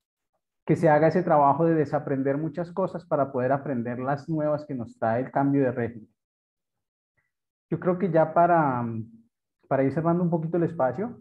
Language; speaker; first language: Spanish; native; Spanish